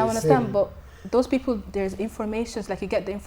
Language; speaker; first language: English; non-native, fluent; Arabic